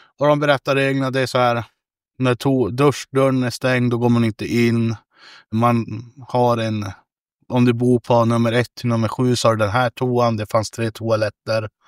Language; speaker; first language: Swedish; native; Swedish